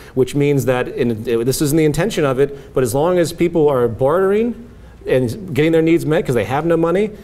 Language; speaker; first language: English; native; English